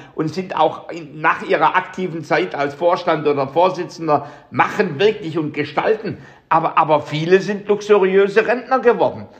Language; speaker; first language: German; native; German